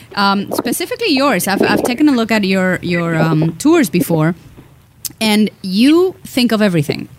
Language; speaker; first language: English; early bilingual, other home language; Spanish